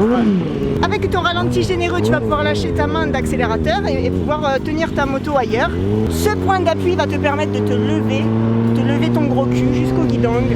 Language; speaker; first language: French; native; French